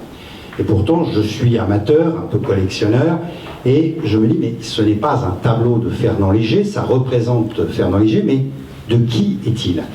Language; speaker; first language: French; native; French